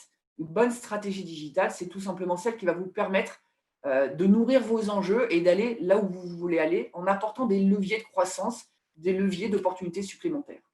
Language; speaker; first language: French; native; French